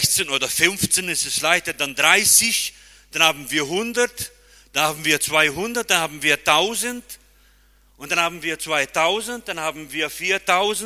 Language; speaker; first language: German; early bilingual, heritage; German